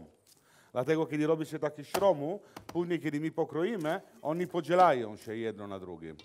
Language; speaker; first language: Polish; non-native, learner; Italian